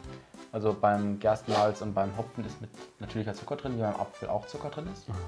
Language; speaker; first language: German; native; German